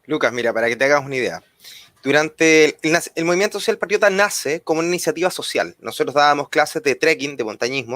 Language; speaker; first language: Spanish; native; Spanish